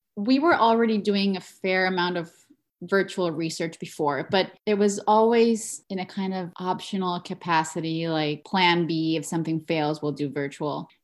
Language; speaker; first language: English; non-native, fluent; Spanish